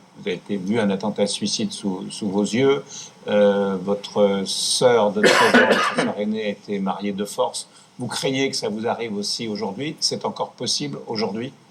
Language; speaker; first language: French; native; French